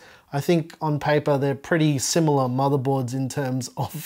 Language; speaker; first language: English; native; English